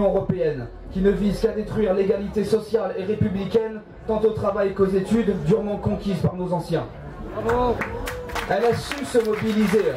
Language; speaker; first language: French; native; French